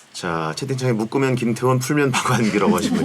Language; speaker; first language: Korean; native; Korean